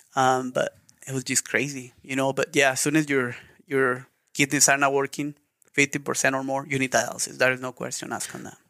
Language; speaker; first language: English; non-native, learner; Spanish